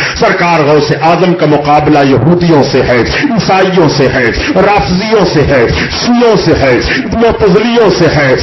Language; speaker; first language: Urdu; native; Urdu